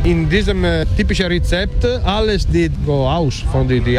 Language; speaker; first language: German; non-native, learner; Italian